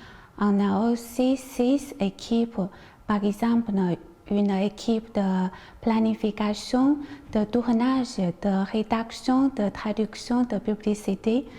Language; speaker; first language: French; non-native, learner; Chinese